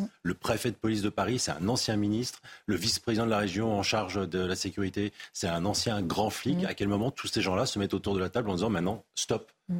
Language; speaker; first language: French; native; French